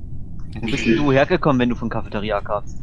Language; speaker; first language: German; native; German